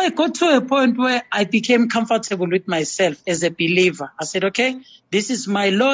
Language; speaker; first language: English; non-native, local second language; Zulu